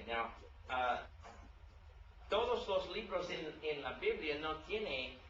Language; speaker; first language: Spanish; non-native, learner; English